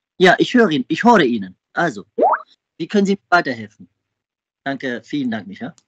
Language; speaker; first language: German; native; German